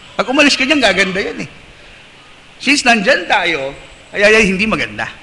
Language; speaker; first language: Filipino; non-native, local second language; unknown